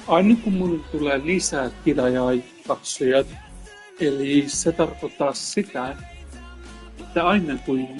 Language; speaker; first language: Finnish; non-native, learner; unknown